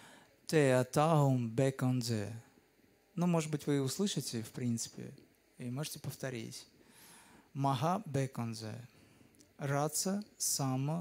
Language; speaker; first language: Russian; native; Russian